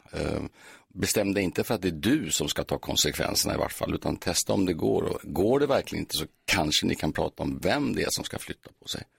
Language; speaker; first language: Swedish; native; Swedish